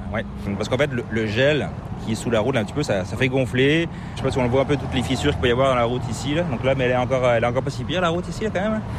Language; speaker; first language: French; native; French